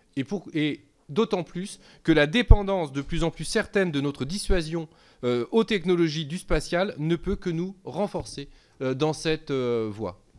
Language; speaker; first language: French; native; French